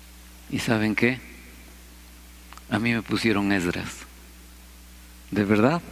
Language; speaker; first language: Spanish; native; Spanish